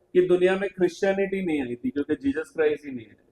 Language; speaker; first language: Hindi; non-native, local second language; Marathi